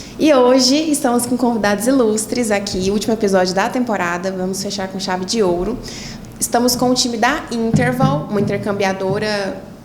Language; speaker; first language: Portuguese; native; Portuguese